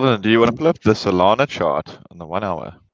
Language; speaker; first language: English; native; English